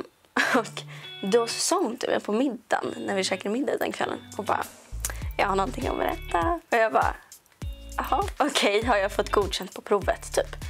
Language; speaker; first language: Swedish; native; Swedish